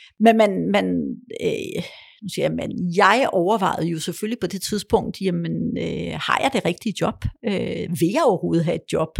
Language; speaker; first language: Danish; early bilingual, other home language; Polish